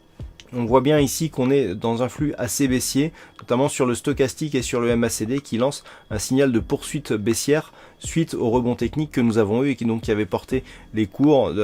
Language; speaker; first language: French; native; French